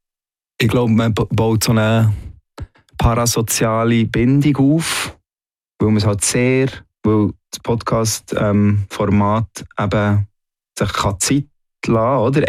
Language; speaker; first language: German; native; German